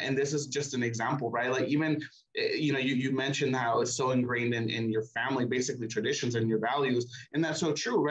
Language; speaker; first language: English; early bilingual, other home language; Spanish